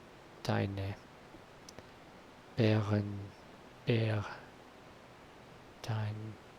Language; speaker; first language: German; non-native, learner; Spanish